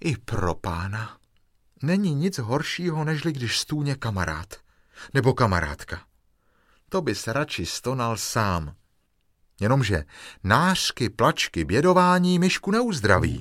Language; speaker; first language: Czech; native; Czech